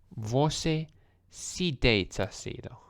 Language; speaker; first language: Portuguese; non-native, learner; English